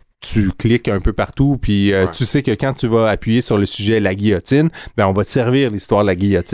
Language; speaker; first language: French; native; French